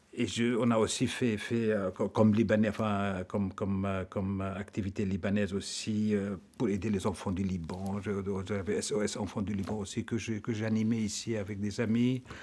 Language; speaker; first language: French; non-native, local second language; Arabic